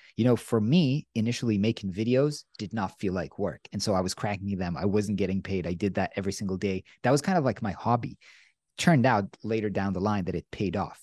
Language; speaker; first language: English; non-native, fluent; Hebrew